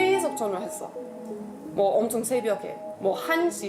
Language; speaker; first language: Korean; non-native, learner; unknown